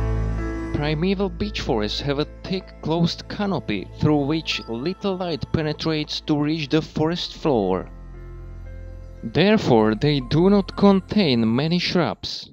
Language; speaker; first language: English; non-native, fluent; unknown